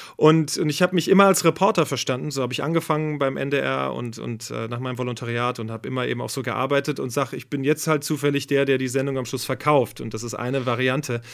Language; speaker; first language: German; native; German